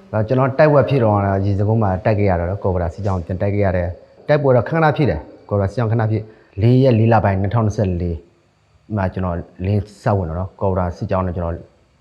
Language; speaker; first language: Burmese; native; Burmese